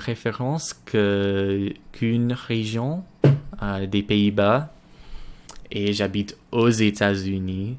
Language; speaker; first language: French; non-native, learner; English